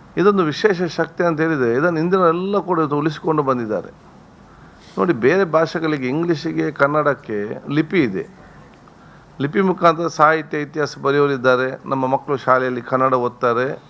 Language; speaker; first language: Kannada; non-native, local second language; Badaga